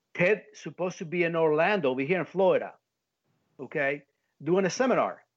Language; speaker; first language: English; early bilingual, heritage; Spanish